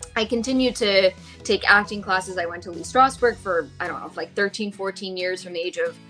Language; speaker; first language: English; early bilingual, other home language; Gujarati